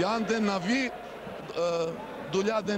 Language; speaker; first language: Greek; non-native, learner; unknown